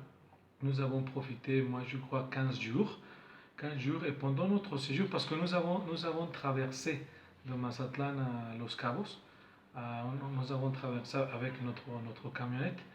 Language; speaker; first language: French; non-native, fluent; Spanish